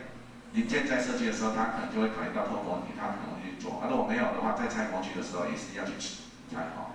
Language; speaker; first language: Chinese; native; Chinese